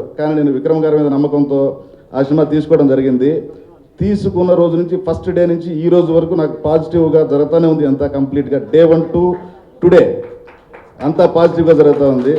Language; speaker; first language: Telugu; native; Telugu